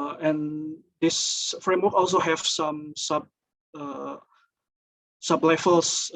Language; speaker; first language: English; non-native, fluent; Indonesian